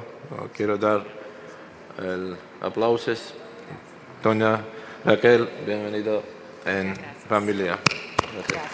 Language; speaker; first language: Spanish; non-native, fluent; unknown